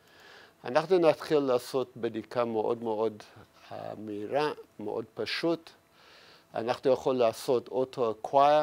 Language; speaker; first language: Hebrew; non-native, fluent; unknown